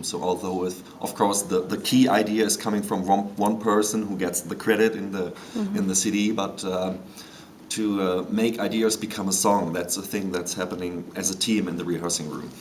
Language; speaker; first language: English; non-native, fluent; German